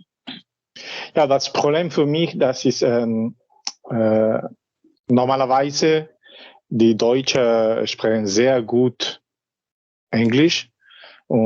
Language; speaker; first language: German; non-native, learner; Spanish